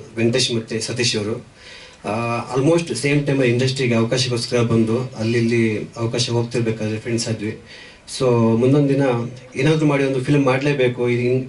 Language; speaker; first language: Kannada; native; Kannada